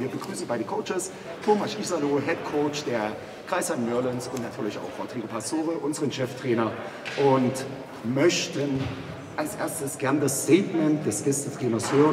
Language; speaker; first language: German; native; German